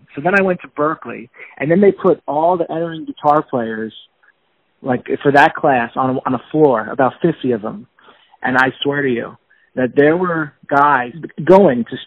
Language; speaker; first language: English; native; English